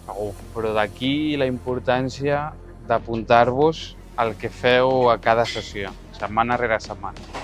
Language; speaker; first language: Catalan; native; Catalan